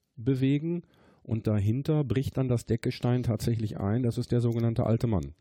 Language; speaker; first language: German; native; German